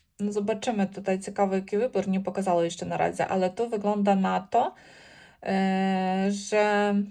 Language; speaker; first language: Polish; non-native, learner; Ukrainian